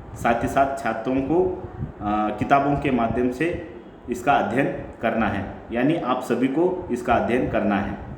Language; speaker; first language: Hindi; non-native, local second language; Marathi